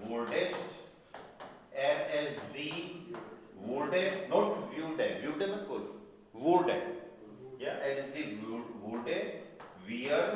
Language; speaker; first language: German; non-native, fluent; Hindi